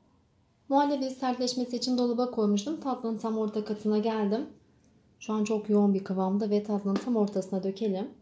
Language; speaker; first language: Turkish; native; Turkish